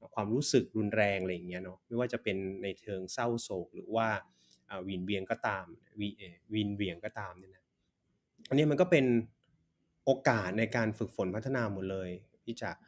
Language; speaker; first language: Thai; native; Thai